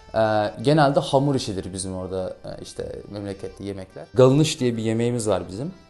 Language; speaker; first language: Turkish; non-native, fluent; Russian